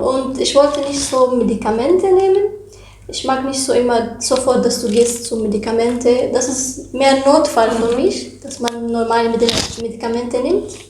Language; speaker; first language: German; non-native, learner; Arabic